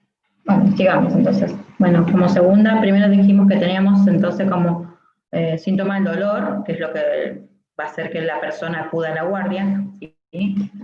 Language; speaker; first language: Spanish; native; Spanish